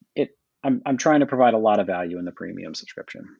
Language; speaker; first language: English; native; English